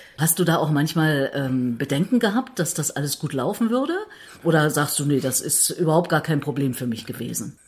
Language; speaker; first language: German; native; German